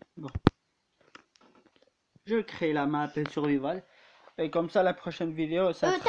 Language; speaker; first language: French; native; French